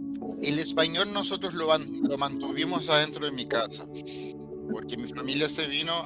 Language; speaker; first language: Spanish; early bilingual, heritage; Spanish